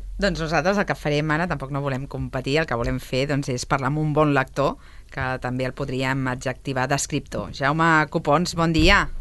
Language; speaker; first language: Catalan; native; Catalan